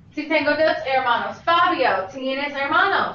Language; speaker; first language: Spanish; non-native, fluent; English